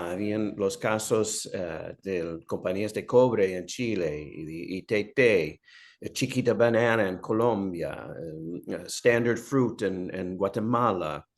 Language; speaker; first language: Spanish; non-native, fluent; English